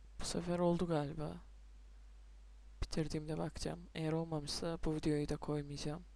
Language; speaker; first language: Turkish; native; Turkish